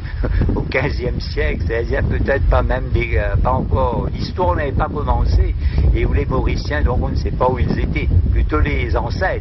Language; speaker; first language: French; non-native, local second language; Morisyen